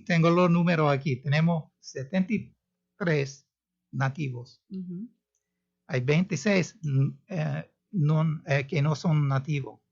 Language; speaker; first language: Spanish; non-native, fluent; English